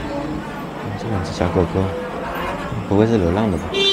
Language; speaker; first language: Chinese; native; Chinese